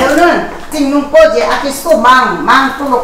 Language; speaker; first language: Portuguese; non-native, local second language; Korean